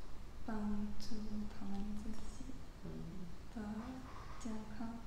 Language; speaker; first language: Chinese; non-native, learner; English